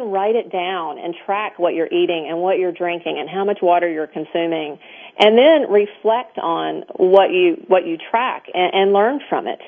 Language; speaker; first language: English; native; English